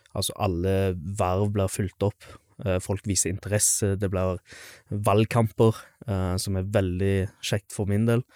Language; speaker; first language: Norwegian; native; Norwegian